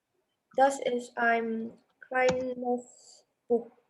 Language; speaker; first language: German; non-native, learner; Indonesian